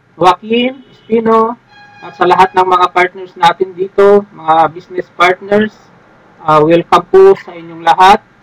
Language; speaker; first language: Filipino; non-native, local second language; Iloko